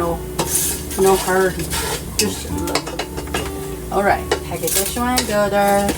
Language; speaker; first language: English; non-native, learner; Chinese